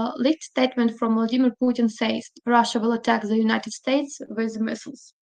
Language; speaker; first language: English; non-native, fluent; Ukrainian